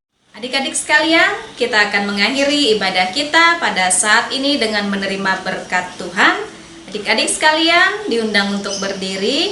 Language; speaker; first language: Indonesian; native; Indonesian